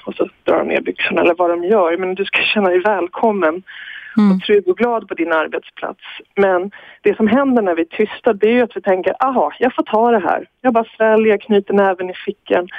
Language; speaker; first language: Swedish; native; Swedish